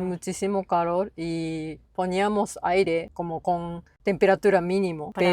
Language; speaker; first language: Spanish; non-native, learner; Japanese